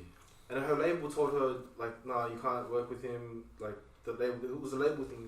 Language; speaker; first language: English; native; English